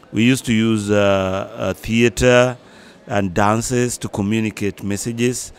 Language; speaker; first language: English; non-native, local second language; Luo (Kenya and Tanzania)